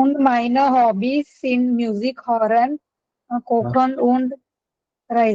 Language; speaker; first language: German; non-native, learner; Gujarati